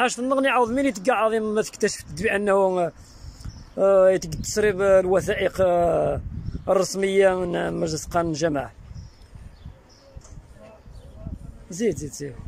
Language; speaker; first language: Arabic; non-native, local second language; Riffian